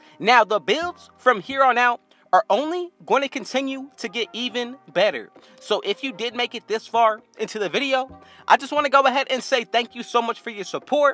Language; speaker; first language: English; native; English